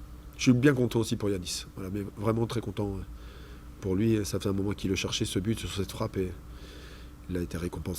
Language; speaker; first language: French; native; French